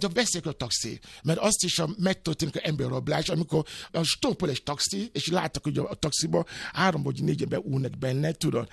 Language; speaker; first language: Hungarian; non-native, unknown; Yoruba